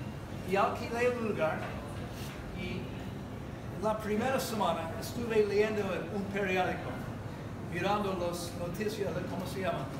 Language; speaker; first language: Spanish; non-native, learner; English